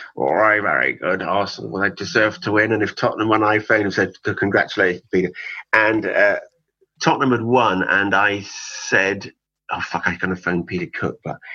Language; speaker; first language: English; native; English